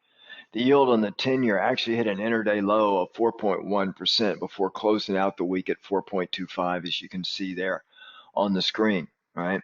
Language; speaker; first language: English; native; English